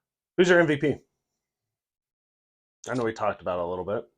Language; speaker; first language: English; native; English